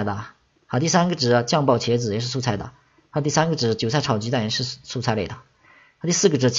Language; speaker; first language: Chinese; native; Chinese